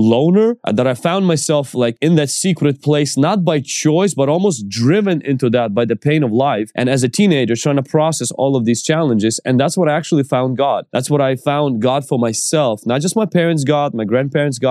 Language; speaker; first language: English; non-native, fluent; Ukrainian